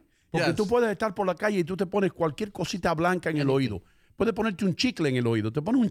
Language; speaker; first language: Spanish; native; Spanish